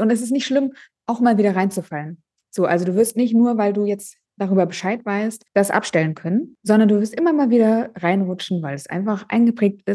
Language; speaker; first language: German; native; German